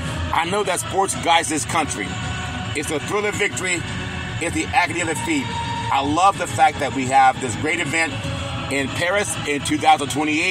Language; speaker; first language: English; native; English